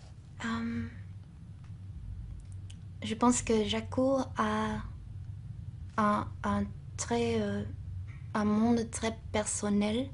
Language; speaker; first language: French; non-native, local second language; Dutch